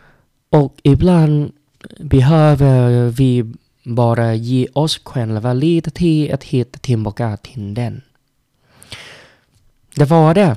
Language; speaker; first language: Swedish; non-native, learner; Vietnamese